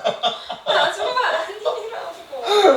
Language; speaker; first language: Korean; non-native, learner; Arabic